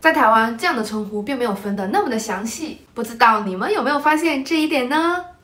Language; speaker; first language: Chinese; native; Chinese